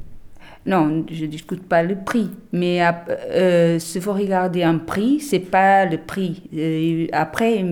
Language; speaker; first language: French; non-native, learner; Portuguese